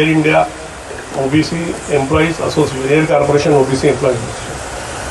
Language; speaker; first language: Hindi; non-native, local second language; Marathi